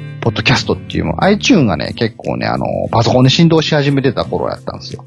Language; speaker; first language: Japanese; native; Japanese